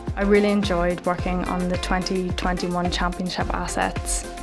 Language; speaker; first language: English; native; English